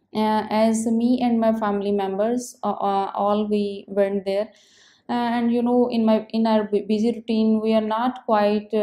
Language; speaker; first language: English; non-native, local second language; Punjabi